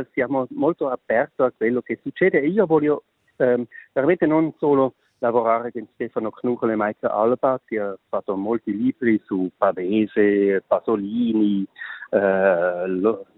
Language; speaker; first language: Italian; non-native, local second language; Swiss German